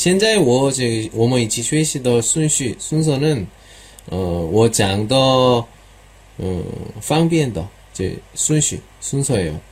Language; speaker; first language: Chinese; non-native, learner; Korean